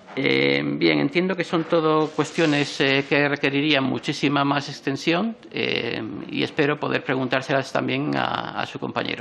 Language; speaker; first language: Spanish; native; Spanish